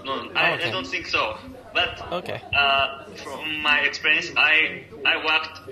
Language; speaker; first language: English; non-native, learner; Japanese